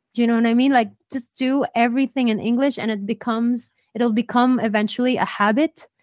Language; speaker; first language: English; native; English